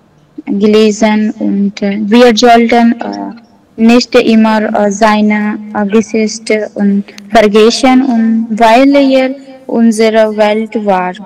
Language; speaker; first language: German; non-native, learner; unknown